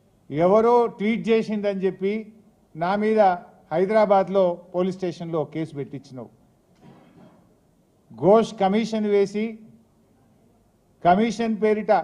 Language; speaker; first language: Telugu; native; Telugu